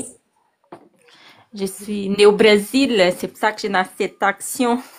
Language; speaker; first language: French; non-native, learner; Portuguese